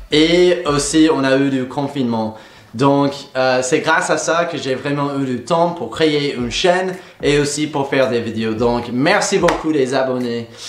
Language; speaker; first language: French; non-native, fluent; English